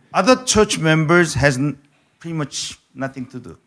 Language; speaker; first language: English; non-native, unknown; Korean